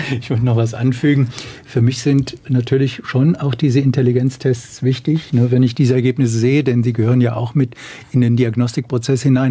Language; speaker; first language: German; native; German